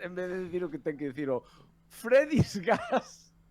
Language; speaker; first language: Spanish; non-native, local second language; Galician